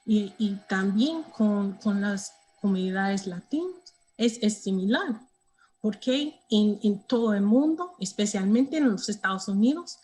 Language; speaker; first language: Spanish; non-native, learner; English